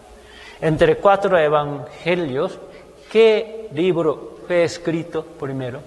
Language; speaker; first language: Spanish; non-native, fluent; Korean